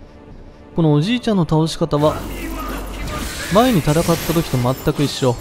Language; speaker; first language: Japanese; native; Japanese